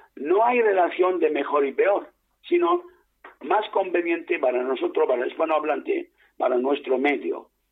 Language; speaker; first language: Spanish; non-native, fluent; Arabic